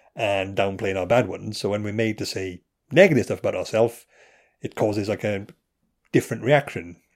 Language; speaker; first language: English; native; English